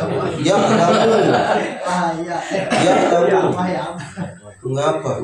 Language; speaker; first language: Indonesian; native; Indonesian